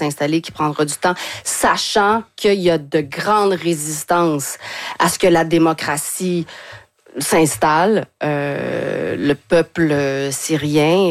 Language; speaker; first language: French; native; French